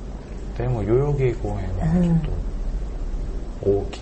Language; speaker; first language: Japanese; non-native, learner; Korean